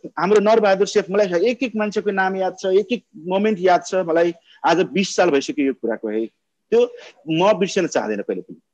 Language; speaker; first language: Nepali; non-native, local second language; Maithili